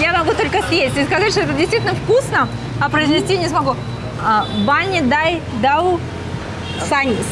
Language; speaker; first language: Russian; native; Russian